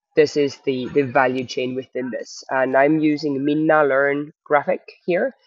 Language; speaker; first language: English; non-native, fluent; Estonian